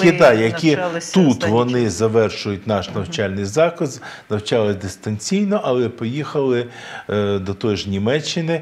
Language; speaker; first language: Ukrainian; native; Ukrainian